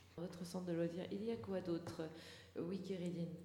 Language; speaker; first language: French; native; French